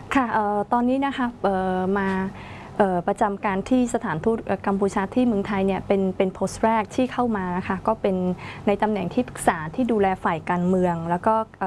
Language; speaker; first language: Thai; non-native, fluent; Khmer